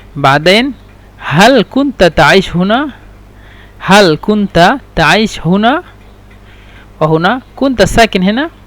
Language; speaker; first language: Egyptian Arabic; non-native, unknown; Bangla